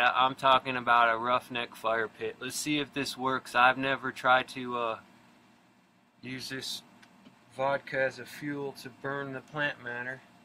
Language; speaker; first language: English; native; English